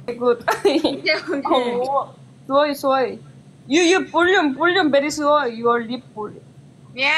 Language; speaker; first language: English; non-native, learner; Korean